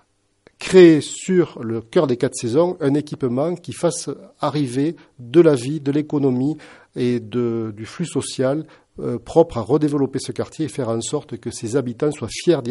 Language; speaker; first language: French; native; French